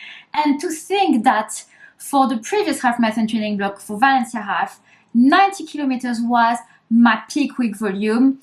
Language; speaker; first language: English; native; English